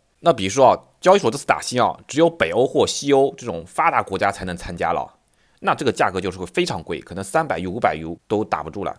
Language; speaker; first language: Chinese; native; Chinese